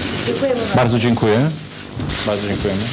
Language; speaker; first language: Polish; native; Polish